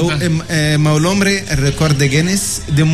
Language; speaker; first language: Spanish; non-native, learner; Arabic